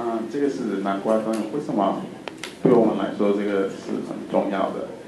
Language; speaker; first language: Chinese; non-native, fluent; French